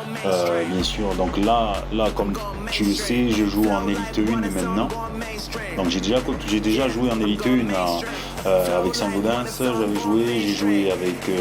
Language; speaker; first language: French; native; French